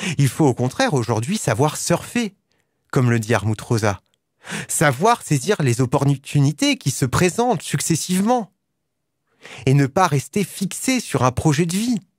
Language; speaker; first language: French; native; French